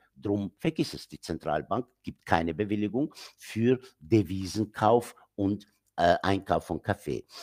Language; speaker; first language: German; non-native, fluent; Arabic